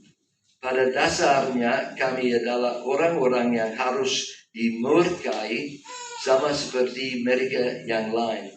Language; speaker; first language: Indonesian; non-native, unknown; English